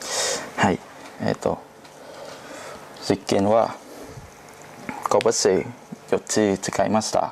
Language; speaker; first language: Japanese; non-native, learner; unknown